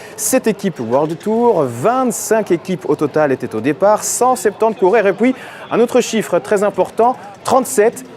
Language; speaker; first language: French; native; French